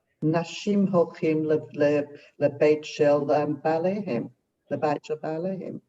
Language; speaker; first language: Hebrew; non-native, learner; English